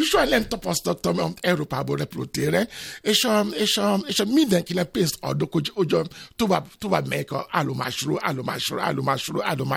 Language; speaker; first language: Hungarian; non-native, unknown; Yoruba